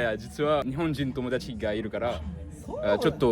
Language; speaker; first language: Japanese; non-native, learner; French